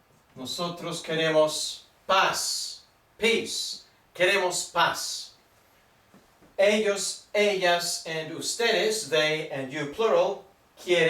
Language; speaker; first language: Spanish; non-native, fluent; English